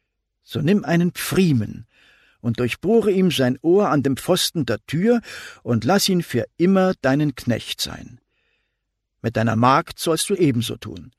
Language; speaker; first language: German; native; German